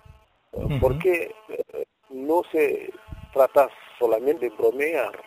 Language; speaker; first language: Spanish; non-native, fluent; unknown